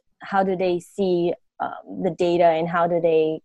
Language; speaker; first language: English; non-native, fluent; Portuguese